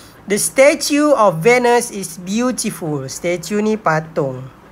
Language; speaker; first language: English; non-native, local second language; Malay